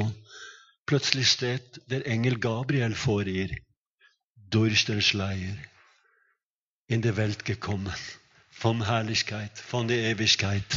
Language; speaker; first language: German; non-native, fluent; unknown